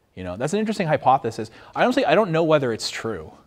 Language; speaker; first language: English; native; English